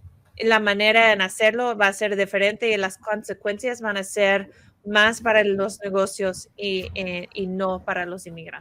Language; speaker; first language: Spanish; non-native, fluent; English